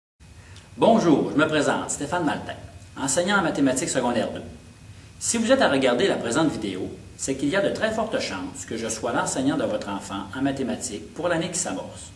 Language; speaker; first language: French; native; French